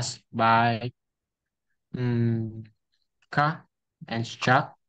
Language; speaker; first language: English; non-native, learner; Vietnamese